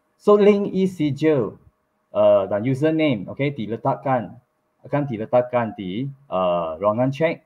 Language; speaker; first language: Malay; non-native, local second language; Chinese